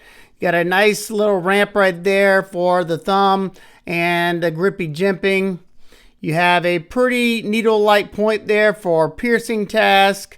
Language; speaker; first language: English; native; English